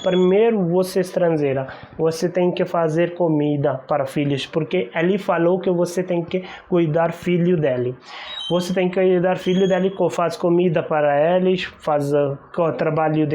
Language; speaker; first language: Portuguese; non-native, learner; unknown